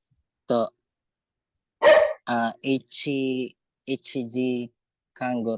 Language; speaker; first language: Japanese; non-native, learner; Filipino